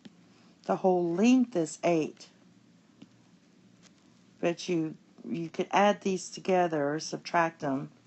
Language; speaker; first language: English; native; English